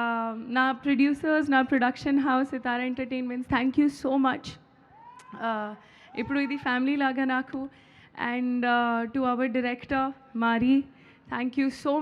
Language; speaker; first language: Telugu; non-native, learner; Hindi